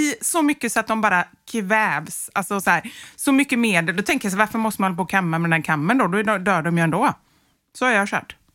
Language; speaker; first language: Swedish; native; Swedish